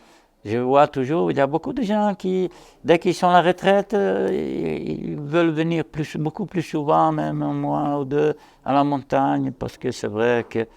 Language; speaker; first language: French; non-native, local second language; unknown